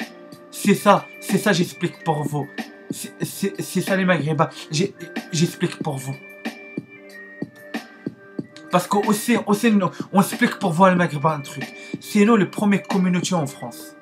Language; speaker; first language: French; non-native, learner; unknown